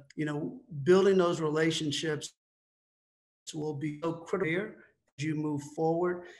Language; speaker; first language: English; native; English